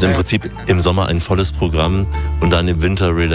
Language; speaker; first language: German; native; German